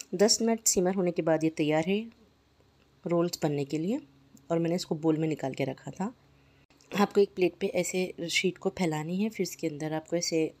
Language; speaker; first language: Hindi; non-native, local second language; Urdu